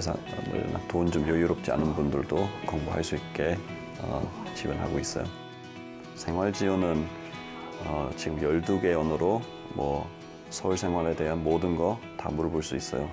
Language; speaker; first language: Korean; non-native, fluent; English